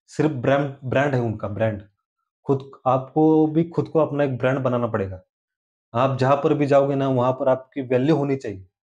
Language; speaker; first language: Hindi; non-native, local second language; Marathi